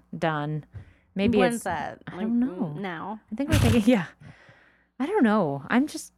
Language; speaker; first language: English; native; English